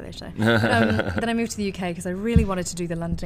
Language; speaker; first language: English; native; English